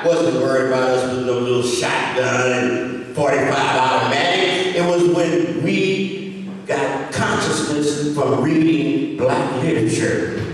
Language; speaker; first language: English; native; English